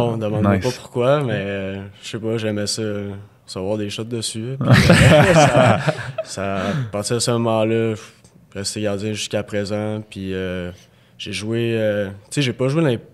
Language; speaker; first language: French; native; French